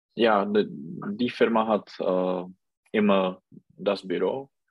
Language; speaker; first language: German; non-native, learner; Czech